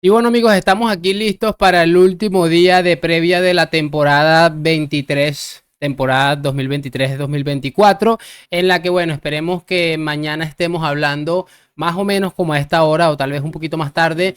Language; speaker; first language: Spanish; native; Spanish